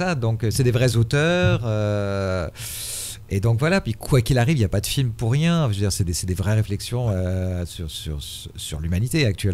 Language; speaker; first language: French; native; French